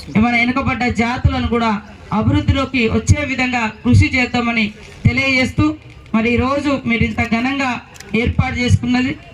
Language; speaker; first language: Telugu; non-native, local second language; Koya